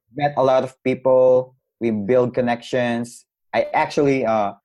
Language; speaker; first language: English; non-native, local second language; Cebuano